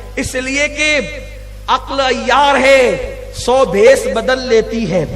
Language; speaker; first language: Urdu; native; Urdu